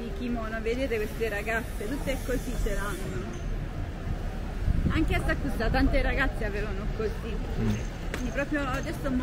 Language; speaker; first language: Italian; native; Italian